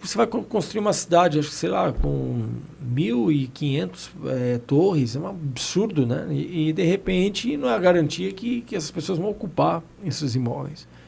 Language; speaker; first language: Portuguese; native; Portuguese